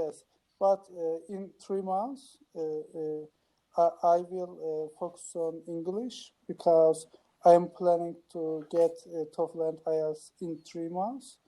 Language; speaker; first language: English; non-native, learner; Turkish